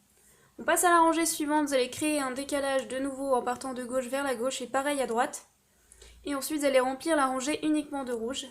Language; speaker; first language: French; native; French